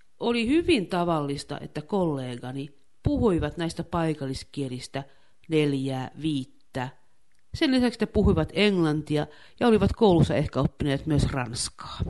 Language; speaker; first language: Finnish; native; Finnish